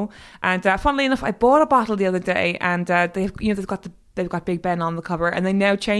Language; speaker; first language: English; native; English